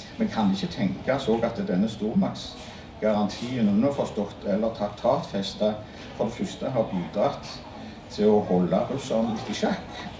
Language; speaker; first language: Norwegian; native; Norwegian